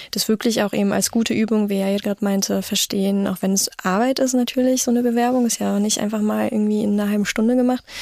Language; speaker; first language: German; native; German